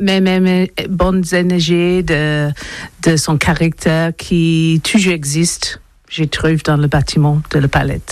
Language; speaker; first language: French; non-native, learner; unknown